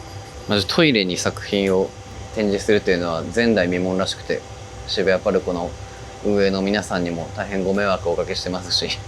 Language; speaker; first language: Japanese; native; Japanese